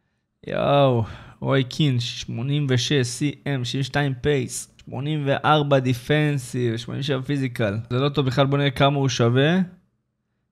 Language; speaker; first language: Hebrew; native; Hebrew